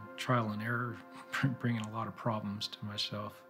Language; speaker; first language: English; native; English